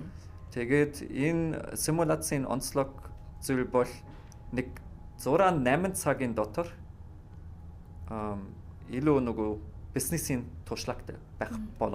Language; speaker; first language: Mongolian; non-native, fluent; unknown